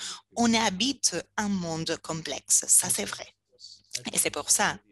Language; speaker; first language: French; non-native, fluent; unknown